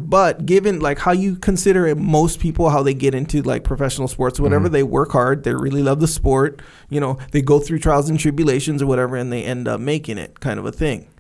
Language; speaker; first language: English; native; English